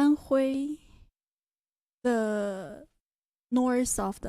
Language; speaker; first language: English; non-native, learner; Chinese